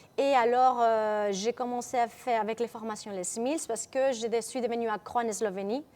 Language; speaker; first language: French; non-native, fluent; Spanish